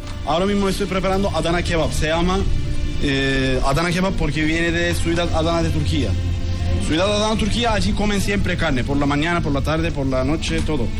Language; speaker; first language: Spanish; non-native, learner; Turkish